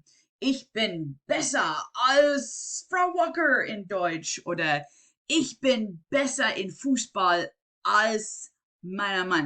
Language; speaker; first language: German; non-native, fluent; English